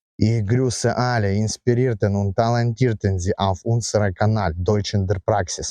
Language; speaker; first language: German; non-native, fluent; Ukrainian